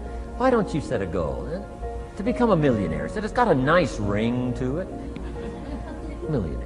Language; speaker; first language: English; native; English